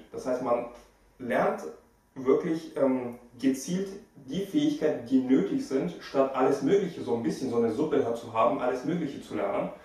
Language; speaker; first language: German; early bilingual, other home language; Russian